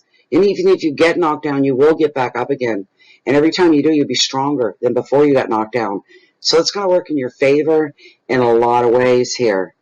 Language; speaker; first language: English; native; English